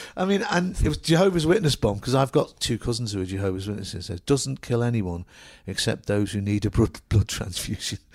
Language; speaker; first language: English; native; English